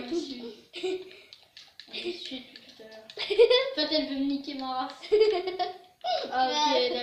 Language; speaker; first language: French; native; French